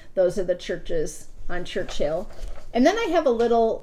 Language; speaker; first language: English; native; English